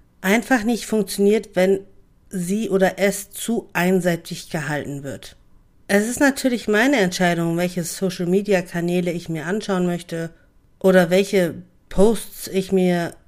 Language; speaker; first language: German; native; German